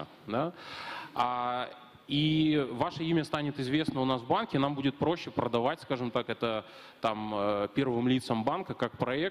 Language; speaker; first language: Russian; native; Russian